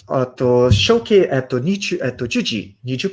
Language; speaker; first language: Japanese; non-native, fluent; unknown